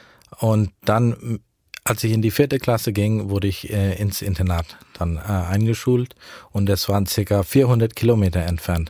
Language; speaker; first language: German; early bilingual, heritage; German